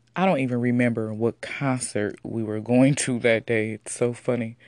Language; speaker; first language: English; native; English